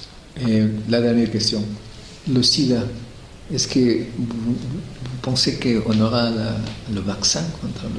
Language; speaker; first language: French; non-native, fluent; Spanish